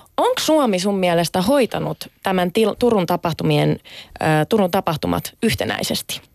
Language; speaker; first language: Finnish; early bilingual, other home language; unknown